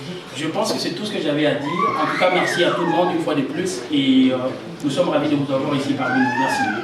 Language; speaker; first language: French; non-native, local second language; Lingala